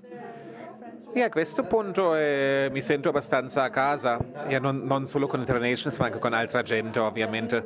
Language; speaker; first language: Italian; non-native, fluent; German